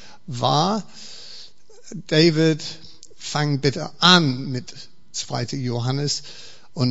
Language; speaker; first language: German; non-native, fluent; English